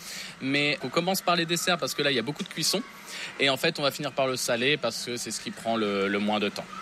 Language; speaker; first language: French; native; French